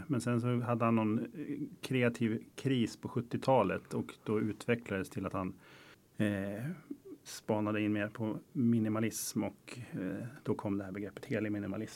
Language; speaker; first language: Swedish; native; Swedish